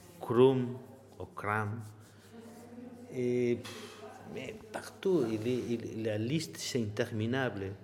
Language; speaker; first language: French; non-native, learner; Spanish